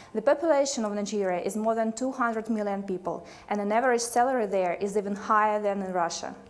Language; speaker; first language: English; non-native, fluent; Russian